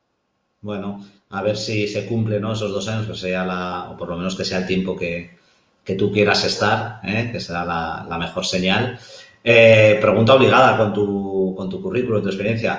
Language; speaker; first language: Spanish; native; Spanish